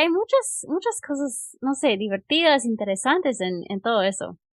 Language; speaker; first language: Spanish; non-native, fluent; English